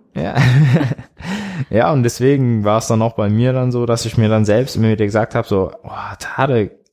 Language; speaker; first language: German; early bilingual, other home language; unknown